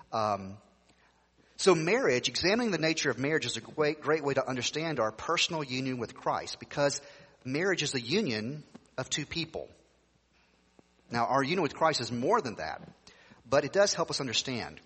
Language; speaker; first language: English; native; English